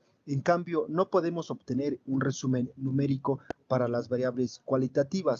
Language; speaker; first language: Spanish; native; Spanish